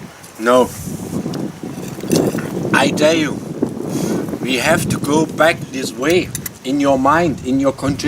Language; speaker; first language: English; non-native, learner; German